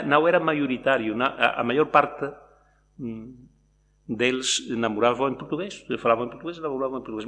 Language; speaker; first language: Portuguese; non-native, local second language; Spanish